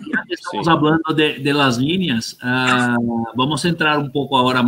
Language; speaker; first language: Spanish; non-native, fluent; Portuguese